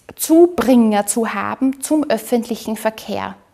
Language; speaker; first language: German; native; German